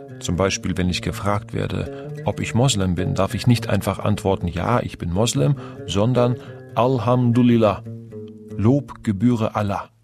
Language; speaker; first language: German; non-native, fluent; Persian